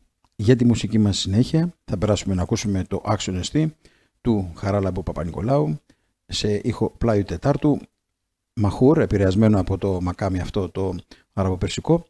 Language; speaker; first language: Greek; native; Greek